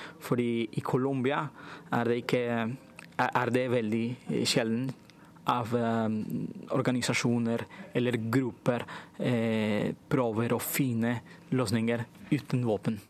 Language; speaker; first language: Norwegian; non-native, fluent; Spanish